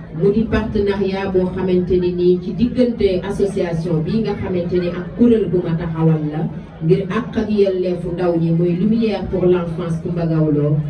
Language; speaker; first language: Wolof; native; Wolof